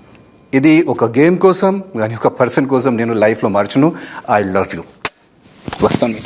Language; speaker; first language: Telugu; non-native, fluent; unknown